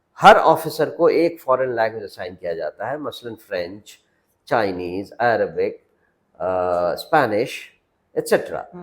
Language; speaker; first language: Hindi; native; Hindi